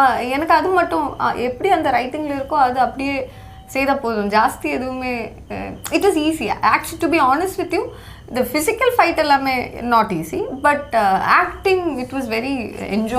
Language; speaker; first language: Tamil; non-native, local second language; Malayalam